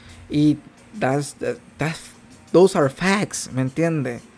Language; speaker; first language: English; non-native, local second language; Spanish